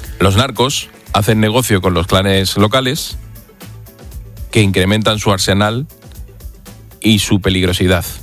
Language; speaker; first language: Spanish; native; Spanish